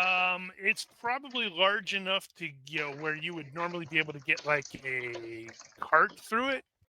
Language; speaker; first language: English; native; English